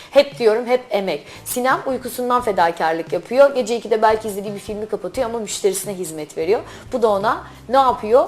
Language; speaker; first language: Turkish; native; Turkish